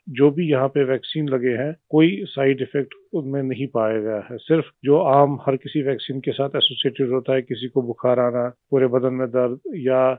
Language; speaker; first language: Hindi; non-native, local second language; Kashmiri